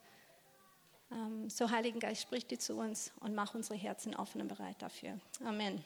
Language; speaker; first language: German; non-native, fluent; English